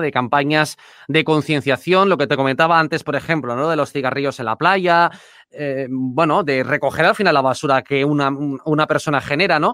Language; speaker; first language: Spanish; native; Spanish